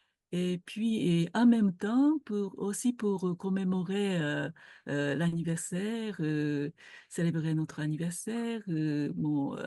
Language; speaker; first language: French; non-native, fluent; Japanese